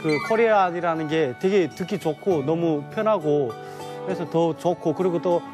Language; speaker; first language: Korean; non-native, local second language; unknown